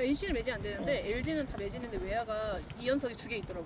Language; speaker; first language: Korean; native; Korean